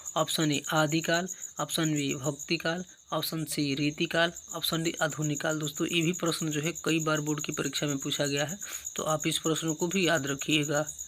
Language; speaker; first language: Hindi; native; Hindi